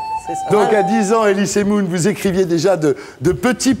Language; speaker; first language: French; native; French